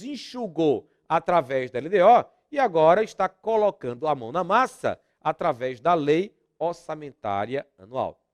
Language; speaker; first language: Portuguese; native; Portuguese